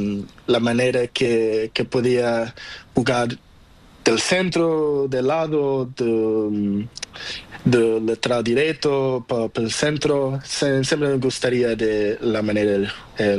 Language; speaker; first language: Spanish; non-native, learner; Portuguese